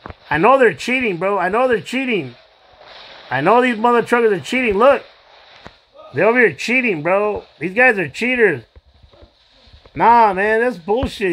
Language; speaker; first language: English; early bilingual, other home language; Spanish